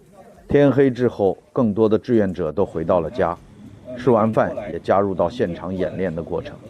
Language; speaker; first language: Chinese; native; Chinese